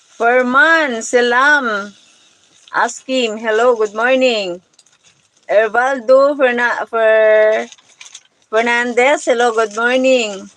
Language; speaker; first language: English; non-native, local second language; Hiligaynon